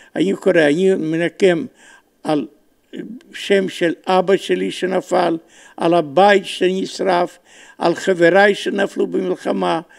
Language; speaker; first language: Hebrew; non-native, fluent; Romanian